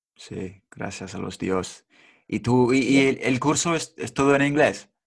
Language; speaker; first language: Spanish; non-native, fluent; English